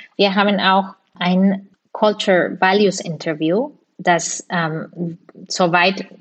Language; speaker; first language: German; non-native, fluent; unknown